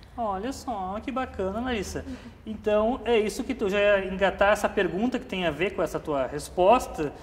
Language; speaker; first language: Portuguese; native; Portuguese